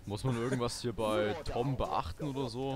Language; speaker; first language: German; native; German